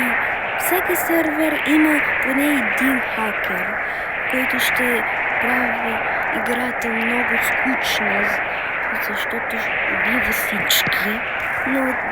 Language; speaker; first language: Bulgarian; early bilingual, heritage; Bulgarian